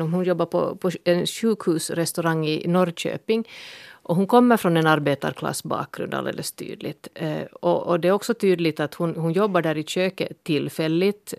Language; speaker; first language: Swedish; native; Swedish